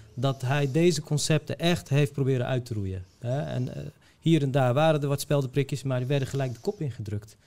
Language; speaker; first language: Dutch; early bilingual, other home language; Bosnian